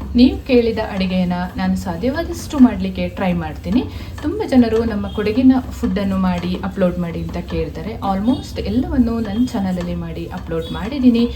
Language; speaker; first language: Kannada; non-native, local second language; Kodava